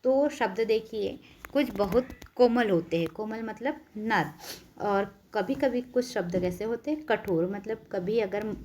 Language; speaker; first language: Hindi; non-native, local second language; Marathi